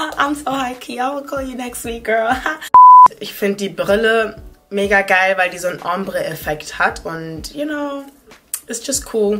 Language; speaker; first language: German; early bilingual, other home language; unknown